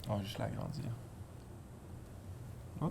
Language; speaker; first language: French; native; French